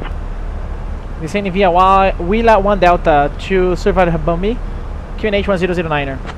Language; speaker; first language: English; non-native, fluent; Portuguese